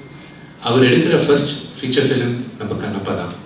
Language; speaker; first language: Tamil; non-native, local second language; Telugu